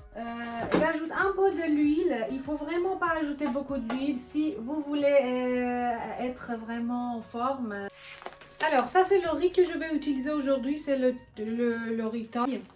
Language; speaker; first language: French; non-native, fluent; Persian